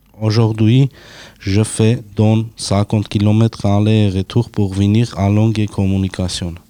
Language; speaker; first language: French; non-native, learner; Armenian